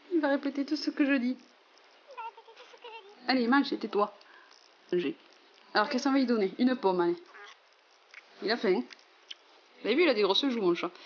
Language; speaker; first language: French; native; French